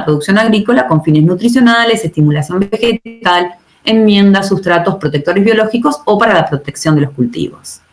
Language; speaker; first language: Spanish; native; Spanish